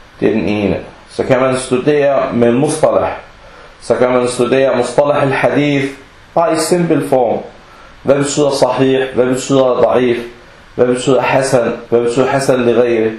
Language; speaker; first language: Danish; early bilingual, other home language; Arabic